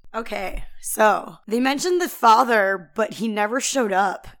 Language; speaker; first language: English; early bilingual, other home language; Filipino